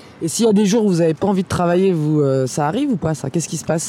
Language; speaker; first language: French; native; French